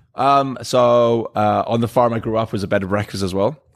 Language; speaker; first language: English; native; English